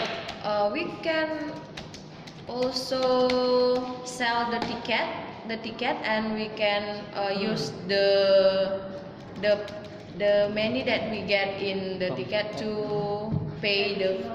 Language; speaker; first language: English; non-native, learner; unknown